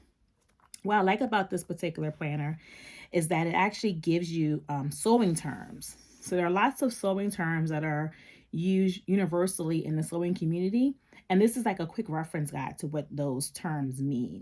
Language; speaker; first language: English; native; English